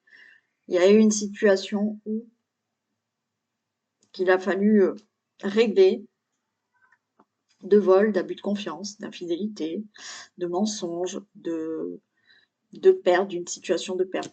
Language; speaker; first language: French; native; French